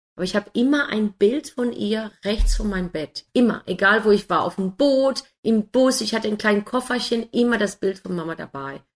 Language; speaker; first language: German; non-native, fluent; English